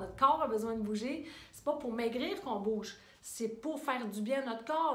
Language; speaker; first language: French; native; French